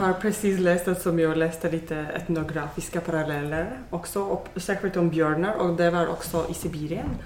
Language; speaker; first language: Swedish; non-native, fluent; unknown